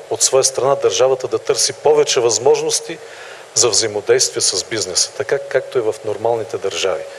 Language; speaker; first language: Bulgarian; native; Bulgarian